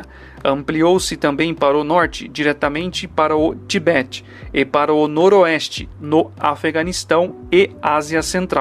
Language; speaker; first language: Portuguese; native; Portuguese